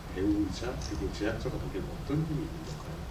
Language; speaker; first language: Korean; native; Korean